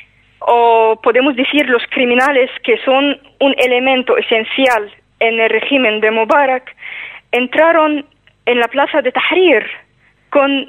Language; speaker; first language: Spanish; non-native, fluent; Arabic